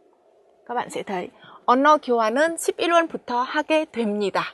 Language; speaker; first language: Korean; non-native, fluent; Vietnamese